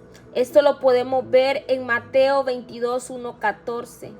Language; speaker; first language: Spanish; native; Spanish